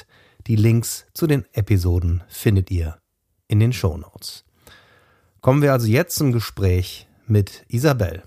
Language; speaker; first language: German; native; German